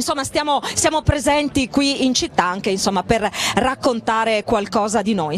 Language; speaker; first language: Italian; native; Italian